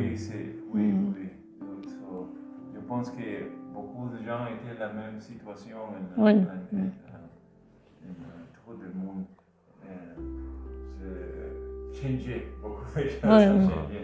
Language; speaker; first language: French; non-native, learner; Spanish